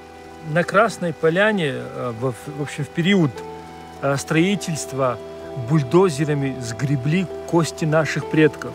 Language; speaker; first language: Russian; native; Russian